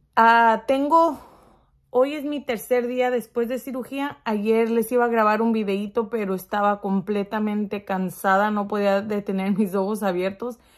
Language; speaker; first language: Spanish; early bilingual, heritage; Spanish